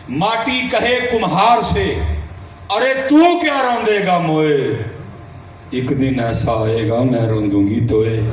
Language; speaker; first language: Urdu; non-native, local second language; Punjabi